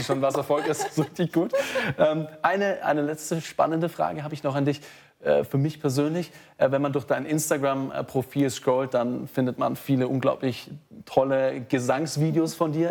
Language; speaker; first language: German; native; German